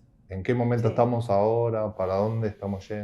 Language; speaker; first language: Spanish; native; Spanish